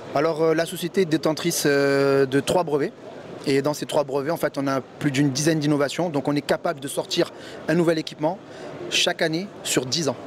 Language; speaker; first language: French; native; French